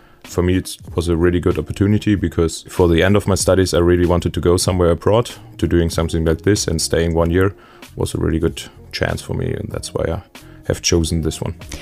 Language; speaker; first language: English; non-native, fluent; German